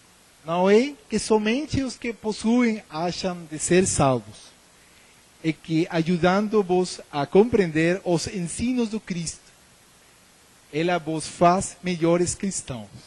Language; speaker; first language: Portuguese; non-native, learner; Spanish